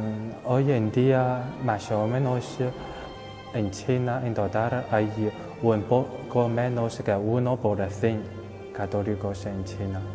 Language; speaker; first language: Spanish; non-native, fluent; Chinese